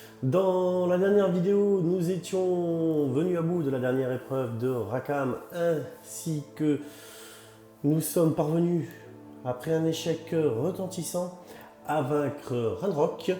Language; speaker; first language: French; native; French